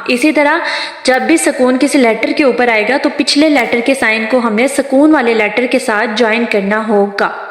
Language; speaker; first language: Urdu; non-native, local second language; Punjabi